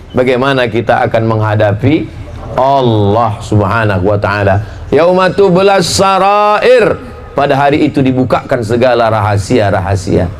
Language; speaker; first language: Indonesian; native; Indonesian